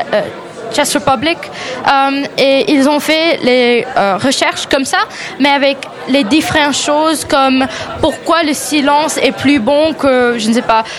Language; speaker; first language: French; non-native, learner; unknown